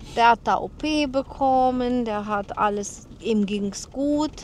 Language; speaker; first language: German; non-native, fluent; Ukrainian